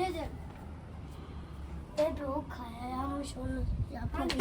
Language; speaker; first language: Turkish; native; Turkish